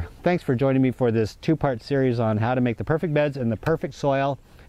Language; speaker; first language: English; native; English